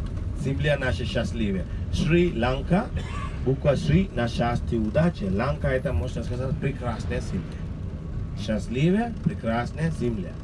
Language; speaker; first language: Russian; non-native, learner; Sinhala